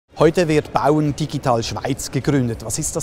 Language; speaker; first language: German; native; German